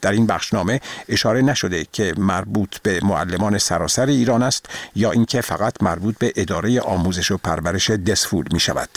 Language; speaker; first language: Persian; native; Persian